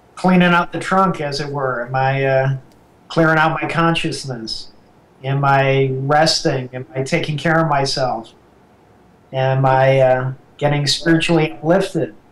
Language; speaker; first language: English; native; English